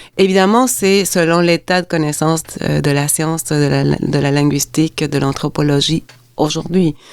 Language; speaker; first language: French; non-native, fluent; Spanish